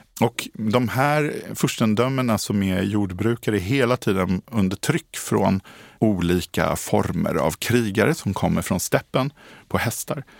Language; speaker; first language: Swedish; native; Swedish